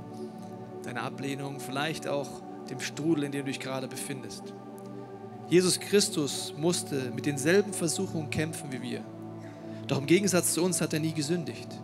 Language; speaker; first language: German; native; German